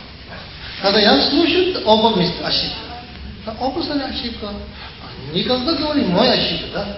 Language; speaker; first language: Russian; non-native, learner; Tibetan